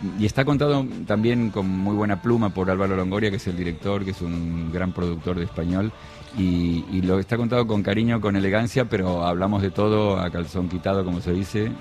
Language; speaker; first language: Spanish; native; Spanish